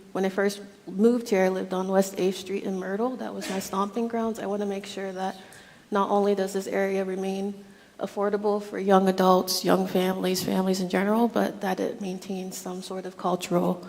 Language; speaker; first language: English; native; English